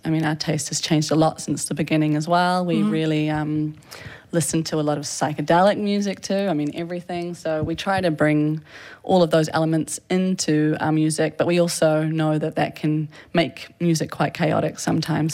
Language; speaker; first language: English; native; English